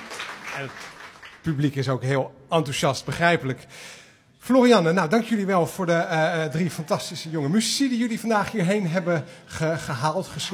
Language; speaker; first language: Dutch; native; Dutch